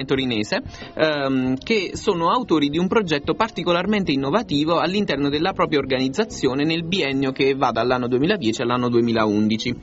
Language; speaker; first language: Italian; native; Italian